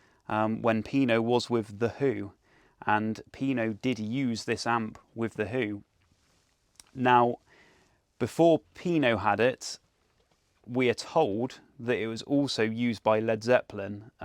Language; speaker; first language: English; native; English